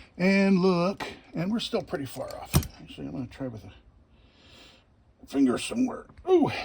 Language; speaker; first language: English; native; English